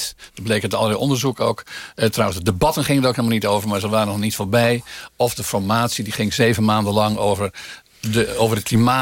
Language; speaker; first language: Dutch; native; Dutch